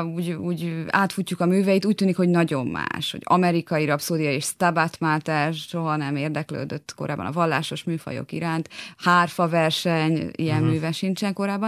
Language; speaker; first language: Hungarian; native; Hungarian